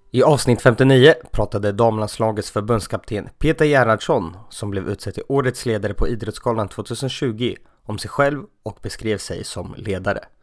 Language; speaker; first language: Swedish; native; Swedish